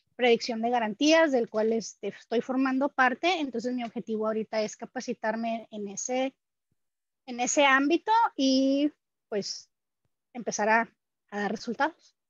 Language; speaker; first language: Spanish; native; Spanish